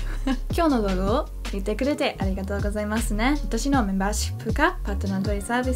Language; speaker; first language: Japanese; non-native, fluent; English